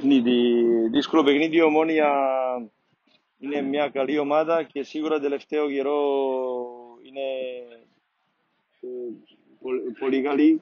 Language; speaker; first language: Greek; non-native, fluent; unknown